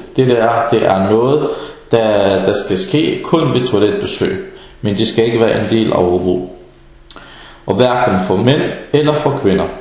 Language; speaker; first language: Danish; early bilingual, other home language; Arabic